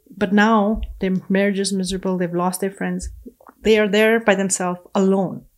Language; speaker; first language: English; non-native, local second language; Punjabi